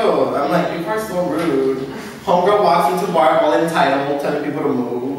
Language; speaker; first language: English; early bilingual, other home language; Spanish